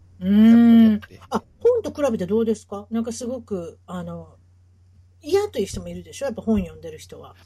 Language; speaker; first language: Japanese; native; Japanese